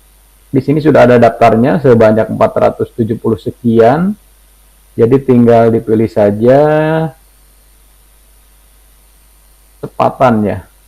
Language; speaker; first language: Indonesian; native; Indonesian